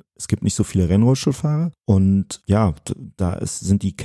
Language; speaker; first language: German; early bilingual, other home language; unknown